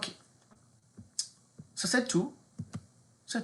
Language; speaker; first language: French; non-native, fluent; English